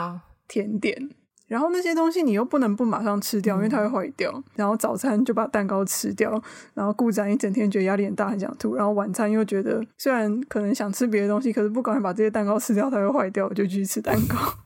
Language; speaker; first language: Chinese; native; Chinese